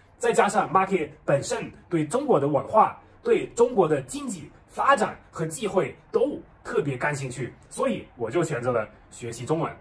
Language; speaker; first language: Chinese; non-native, fluent; German